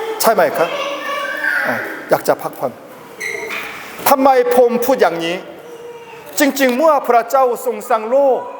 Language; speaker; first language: Thai; non-native, learner; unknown